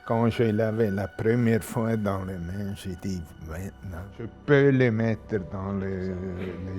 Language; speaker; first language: French; non-native, local second language; German